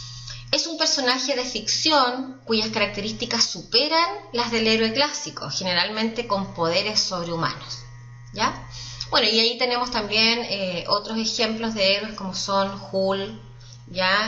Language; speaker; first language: Spanish; native; Spanish